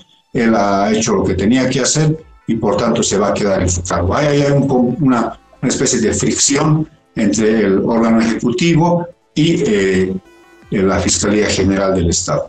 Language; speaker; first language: Spanish; native; Spanish